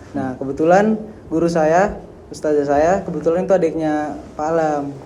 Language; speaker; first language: Indonesian; native; Indonesian